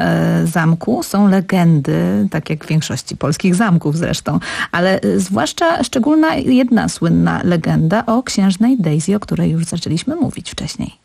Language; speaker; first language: Polish; native; Polish